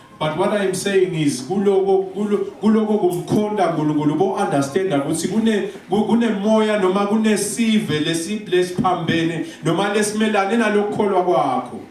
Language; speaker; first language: Zulu; non-native, local second language; Swati